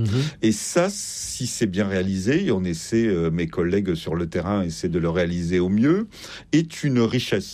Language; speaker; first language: French; native; French